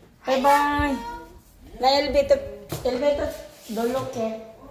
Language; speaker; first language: Korean; non-native, local second language; Filipino